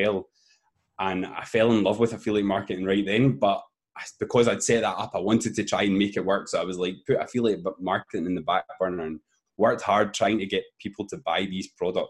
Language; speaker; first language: English; native; English